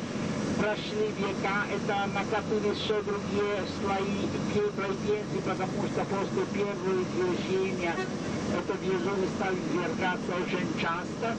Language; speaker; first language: Russian; non-native, fluent; Italian